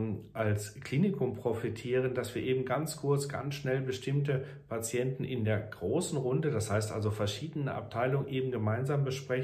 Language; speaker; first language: German; native; German